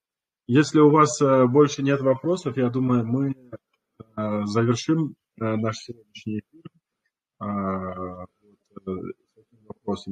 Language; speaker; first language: Russian; non-native, local second language; Kumyk